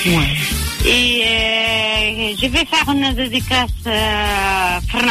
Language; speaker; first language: French; non-native, local second language; Portuguese